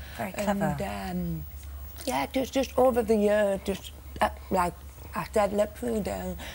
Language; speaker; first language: English; native; English